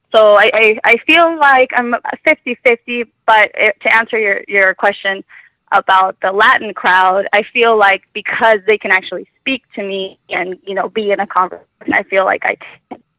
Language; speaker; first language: English; early bilingual, other home language; Spanish